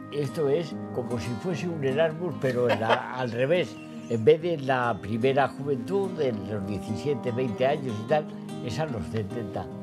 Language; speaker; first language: Spanish; native; Spanish